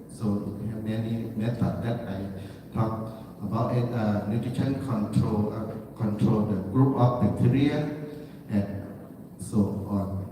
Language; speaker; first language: English; non-native, learner; Thai